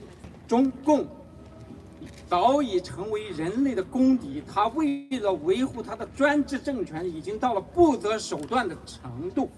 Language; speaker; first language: Chinese; native; Chinese